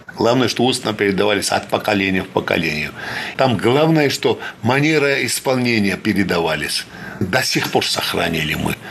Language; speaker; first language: Russian; non-native, fluent; Georgian